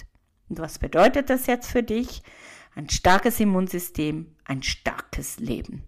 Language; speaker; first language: German; native; German